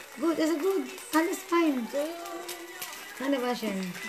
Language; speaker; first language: German; non-native, learner; Cebuano